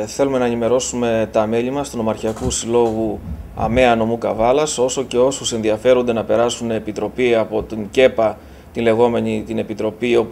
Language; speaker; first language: Greek; native; Greek